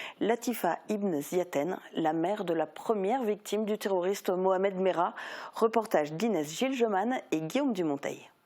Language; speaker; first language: French; native; French